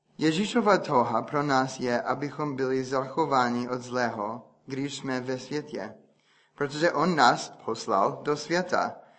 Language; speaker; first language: Czech; non-native, fluent; English